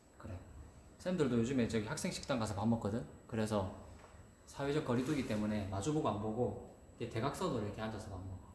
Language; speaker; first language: Korean; native; Korean